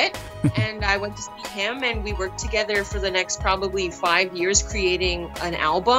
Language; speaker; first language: English; native; English